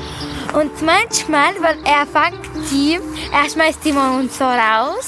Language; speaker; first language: German; early bilingual, other home language; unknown